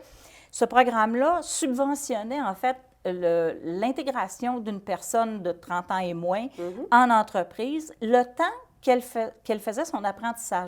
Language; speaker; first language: French; native; French